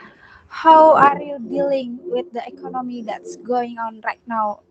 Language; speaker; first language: English; non-native, learner; Indonesian